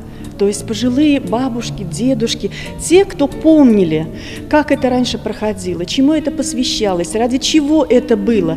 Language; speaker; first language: Russian; native; Russian